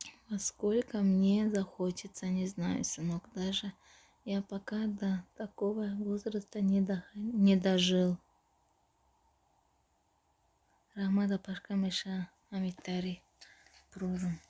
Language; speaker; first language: Russian; non-native, local second language; Tajik